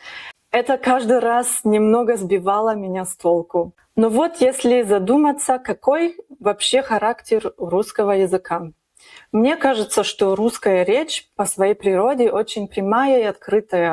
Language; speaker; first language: Russian; early bilingual, heritage; Russian